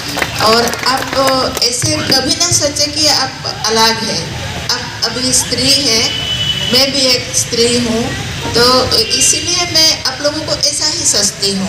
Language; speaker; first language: Hindi; non-native, local second language; Santali